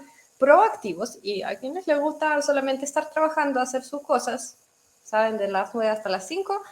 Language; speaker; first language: Spanish; non-native, fluent; Russian